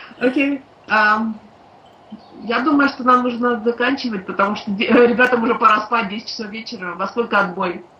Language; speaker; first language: Russian; native; Russian